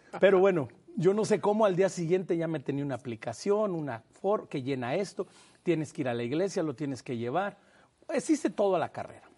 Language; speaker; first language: Spanish; native; Spanish